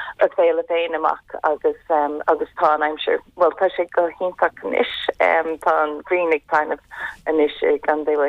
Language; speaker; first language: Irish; non-native, local second language; English